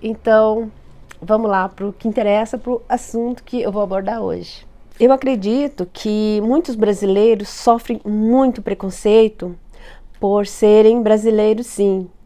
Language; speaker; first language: Portuguese; native; Portuguese